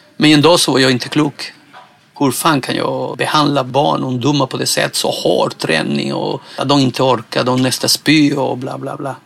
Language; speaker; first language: Swedish; non-native, fluent; Spanish